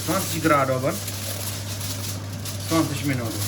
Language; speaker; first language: German; non-native, learner; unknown